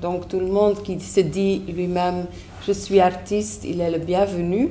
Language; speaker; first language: French; native; French